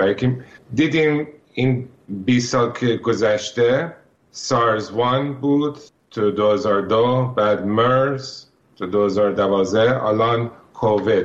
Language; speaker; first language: Persian; early bilingual, heritage; Persian